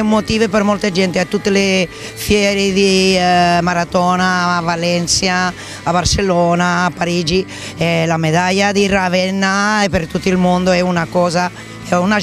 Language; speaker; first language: Italian; non-native, fluent; Spanish